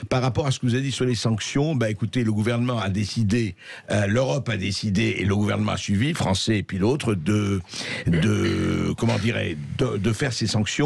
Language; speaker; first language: French; native; French